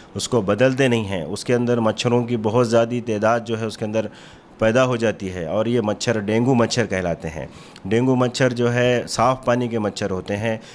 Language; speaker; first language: Hindi; non-native, local second language; Urdu